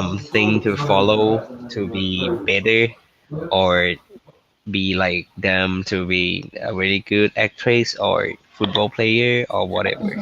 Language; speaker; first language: English; non-native, learner; Thai